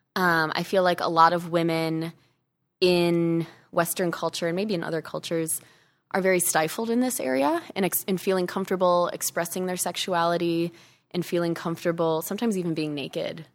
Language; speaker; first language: English; native; English